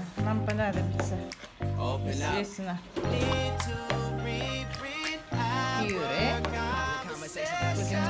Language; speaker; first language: Russian; non-native, learner; Tajik